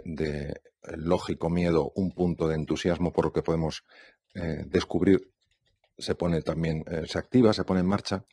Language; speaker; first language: Spanish; native; Spanish